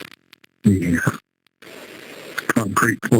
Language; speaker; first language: English; native; English